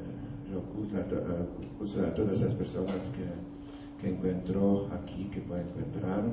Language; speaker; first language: Portuguese; non-native, learner; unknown